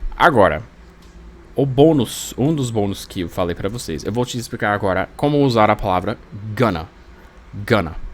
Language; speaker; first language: Portuguese; non-native, fluent; English